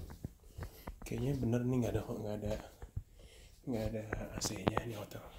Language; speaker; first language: Indonesian; native; Indonesian